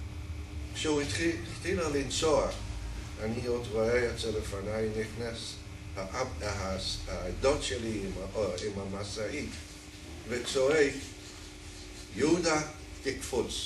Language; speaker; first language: Hebrew; non-native, fluent; Dutch